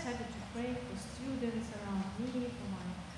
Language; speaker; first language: English; non-native, learner; Russian